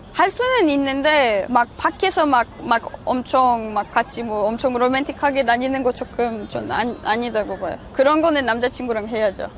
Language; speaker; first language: Korean; non-native, fluent; Polish